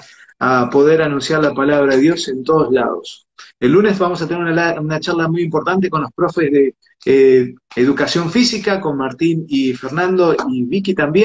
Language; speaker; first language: Spanish; native; Spanish